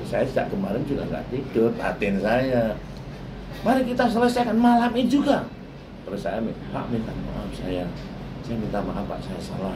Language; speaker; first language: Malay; non-native, local second language; Javanese